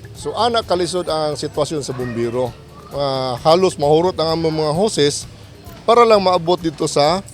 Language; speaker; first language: Cebuano; native; Cebuano